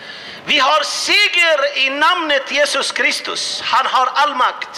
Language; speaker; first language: Swedish; non-native, fluent; Arabic